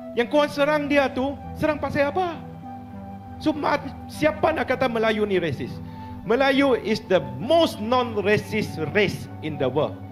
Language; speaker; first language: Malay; non-native, local second language; Chinese